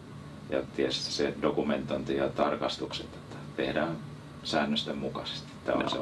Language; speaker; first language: Finnish; native; Finnish